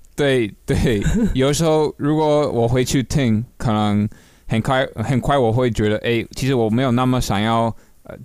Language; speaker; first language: Chinese; non-native, fluent; English